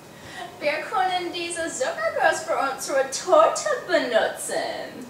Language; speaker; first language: German; non-native, learner; English